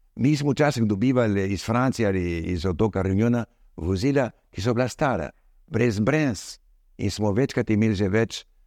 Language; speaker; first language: Slovenian; early bilingual, heritage; Slovenian